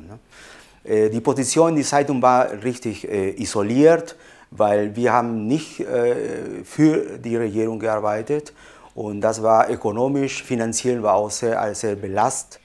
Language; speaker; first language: German; non-native, fluent; Spanish